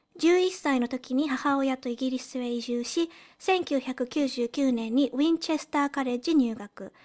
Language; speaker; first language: Japanese; early bilingual, heritage; Japanese